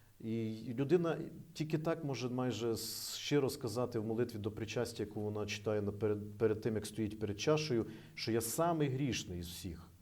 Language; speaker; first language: Ukrainian; native; Ukrainian